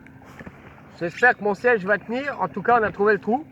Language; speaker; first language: French; native; French